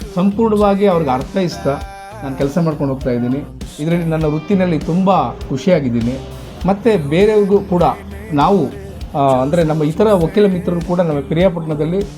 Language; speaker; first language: Kannada; native; Kannada